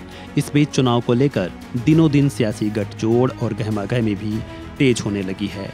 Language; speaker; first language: Hindi; native; Hindi